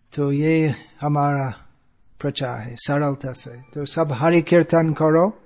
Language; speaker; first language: Hindi; non-native, fluent; English